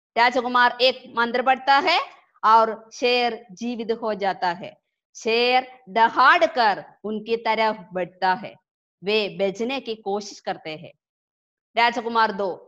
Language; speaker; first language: Hindi; non-native, local second language; Malayalam